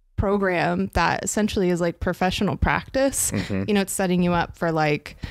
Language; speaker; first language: English; native; English